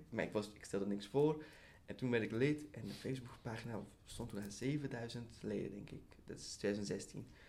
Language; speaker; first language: Dutch; early bilingual, other home language; Persian